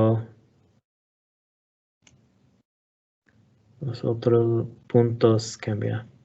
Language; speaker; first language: Spanish; non-native, learner; English